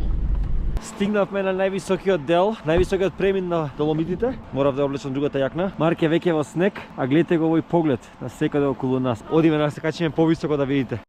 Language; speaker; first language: Macedonian; native; Macedonian